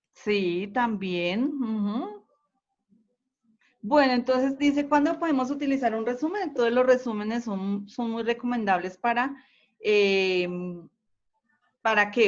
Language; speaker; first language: Spanish; native; Spanish